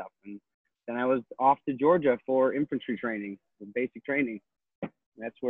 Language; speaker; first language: English; native; English